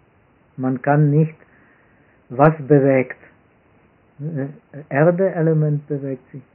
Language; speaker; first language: German; non-native, fluent; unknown